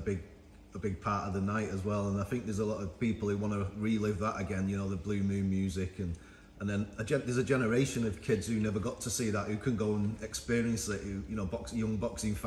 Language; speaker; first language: English; native; English